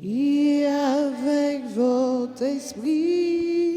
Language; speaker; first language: French; non-native, local second language; Haitian Creole